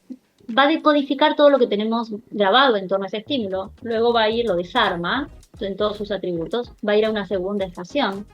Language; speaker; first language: Spanish; native; Spanish